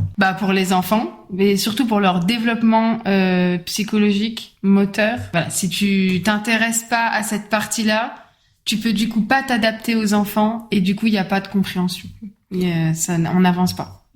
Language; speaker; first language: French; native; French